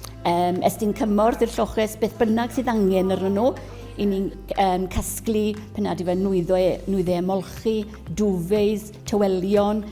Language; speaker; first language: Welsh; native; Welsh